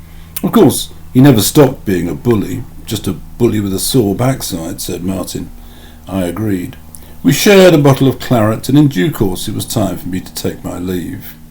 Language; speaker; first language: English; native; English